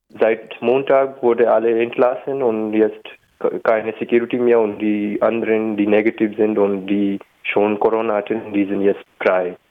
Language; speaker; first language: German; non-native, learner; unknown